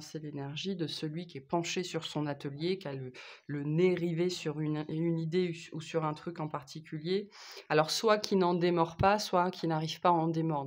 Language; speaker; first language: French; native; French